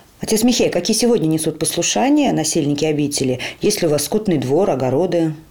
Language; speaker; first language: Russian; native; Russian